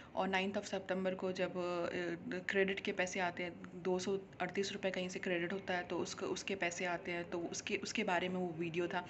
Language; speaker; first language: Hindi; native; Hindi